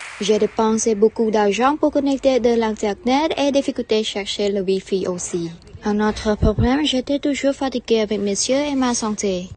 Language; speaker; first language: French; non-native, learner; Khmer